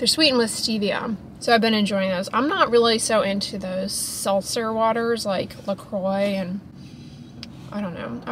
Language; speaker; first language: English; native; English